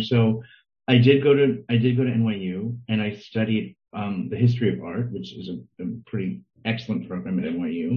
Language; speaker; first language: English; native; English